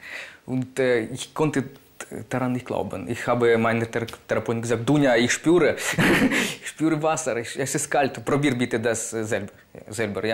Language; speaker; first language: German; non-native, fluent; Ukrainian